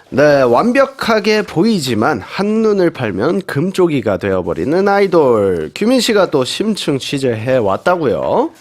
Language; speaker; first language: Korean; native; Korean